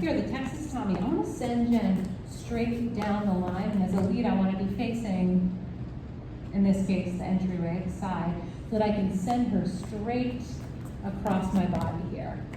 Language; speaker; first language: English; native; English